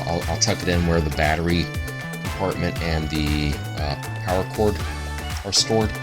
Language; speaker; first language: English; native; English